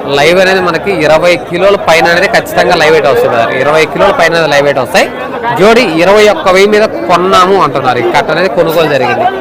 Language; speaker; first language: Telugu; native; Telugu